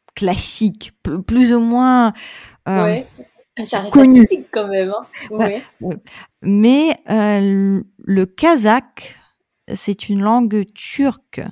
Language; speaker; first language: French; non-native, fluent; Russian